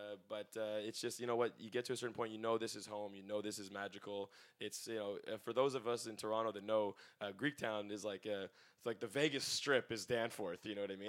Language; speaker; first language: English; native; English